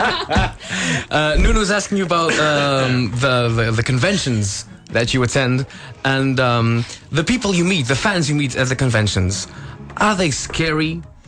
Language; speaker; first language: English; non-native, fluent; Portuguese